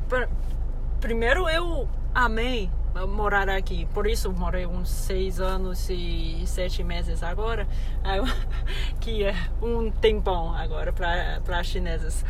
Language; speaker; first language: Portuguese; non-native, fluent; Chinese